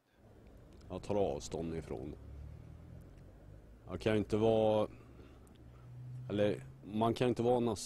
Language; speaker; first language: Swedish; native; Swedish